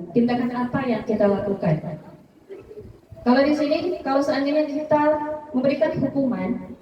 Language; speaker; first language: Indonesian; native; Indonesian